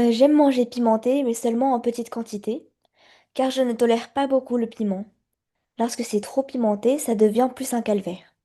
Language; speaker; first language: French; non-native, learner; Chinese